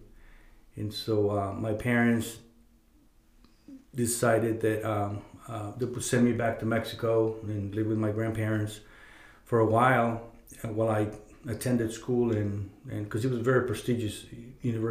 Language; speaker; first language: English; non-native, fluent; Spanish